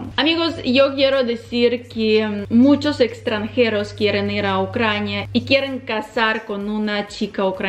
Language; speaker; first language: Spanish; non-native, fluent; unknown